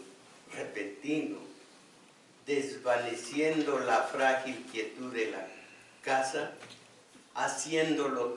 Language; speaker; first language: Spanish; native; Spanish